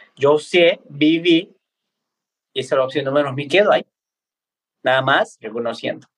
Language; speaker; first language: Spanish; non-native, fluent; Tibetan